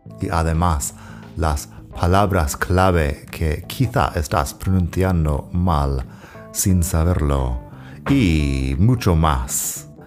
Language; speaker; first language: Spanish; non-native, fluent; English